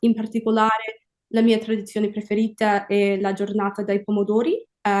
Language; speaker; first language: Italian; non-native, fluent; English